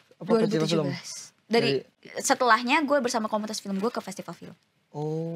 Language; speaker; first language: Indonesian; native; Indonesian